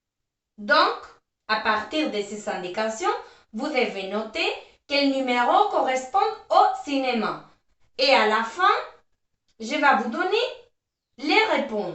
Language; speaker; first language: French; non-native, fluent; Spanish